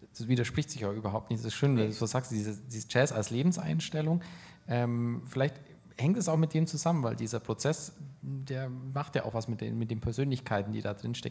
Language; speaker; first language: German; native; German